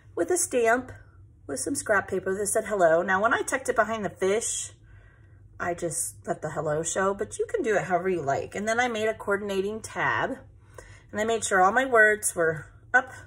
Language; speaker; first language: English; native; English